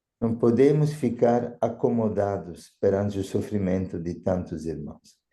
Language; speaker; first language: Portuguese; non-native, fluent; Italian